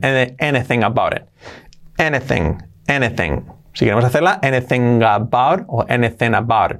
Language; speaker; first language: English; non-native, fluent; Spanish